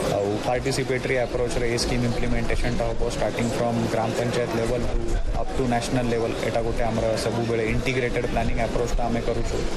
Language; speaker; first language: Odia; non-native, fluent; Marathi